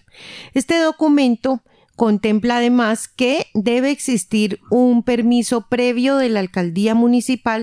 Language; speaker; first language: Spanish; native; Spanish